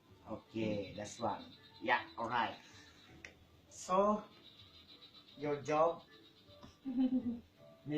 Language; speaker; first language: English; non-native, learner; Indonesian